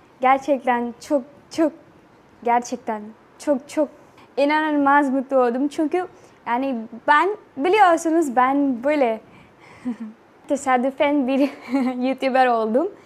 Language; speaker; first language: Turkish; non-native, learner; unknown